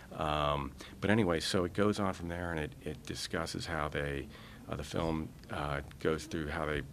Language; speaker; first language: English; native; English